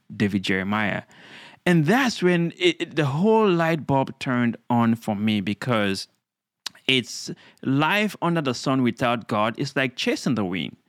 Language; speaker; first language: English; non-native, local second language; Krio